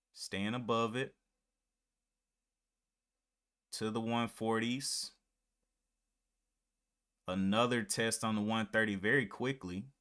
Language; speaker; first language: English; native; English